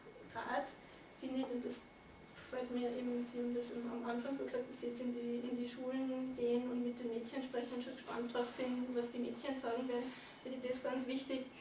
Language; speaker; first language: German; native; German